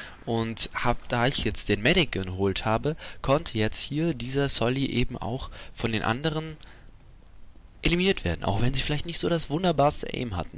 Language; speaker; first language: German; native; German